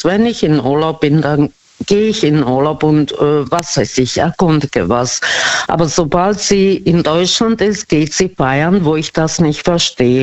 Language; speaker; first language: German; non-native, fluent; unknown